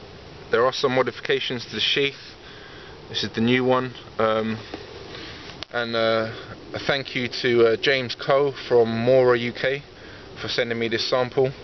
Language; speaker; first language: English; native; English